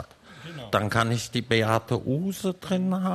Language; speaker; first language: German; early bilingual, heritage; German